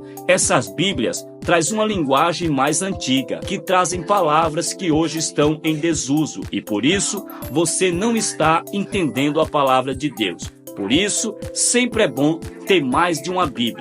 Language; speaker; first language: Portuguese; native; Portuguese